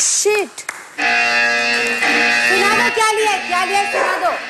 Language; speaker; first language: Hindi; native; Hindi